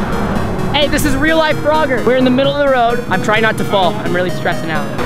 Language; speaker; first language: English; native; English